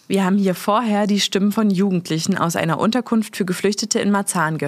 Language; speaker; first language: German; native; German